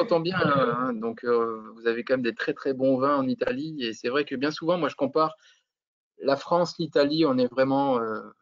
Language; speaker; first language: French; native; French